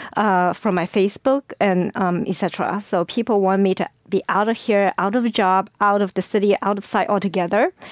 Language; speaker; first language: English; non-native, fluent; Chinese